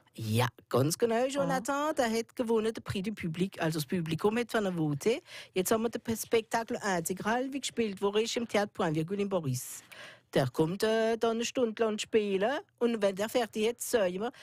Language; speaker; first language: German; non-native, local second language; French